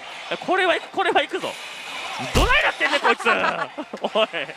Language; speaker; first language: Japanese; native; Japanese